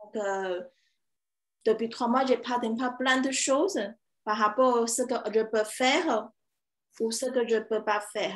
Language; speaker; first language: French; non-native, fluent; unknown